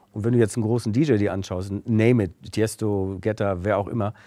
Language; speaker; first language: German; native; German